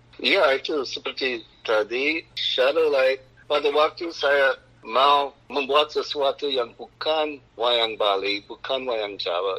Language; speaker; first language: Indonesian; non-native, fluent; English